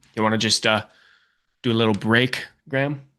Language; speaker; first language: English; native; English